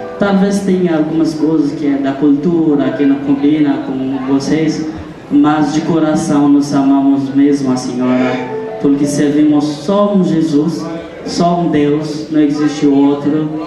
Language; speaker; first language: Portuguese; non-native, fluent; Haitian Creole